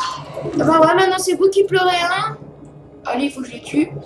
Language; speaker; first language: French; native; French